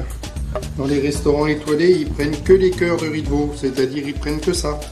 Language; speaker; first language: French; native; French